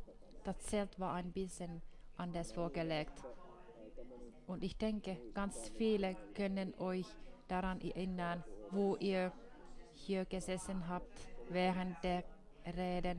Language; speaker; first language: German; non-native, fluent; Finnish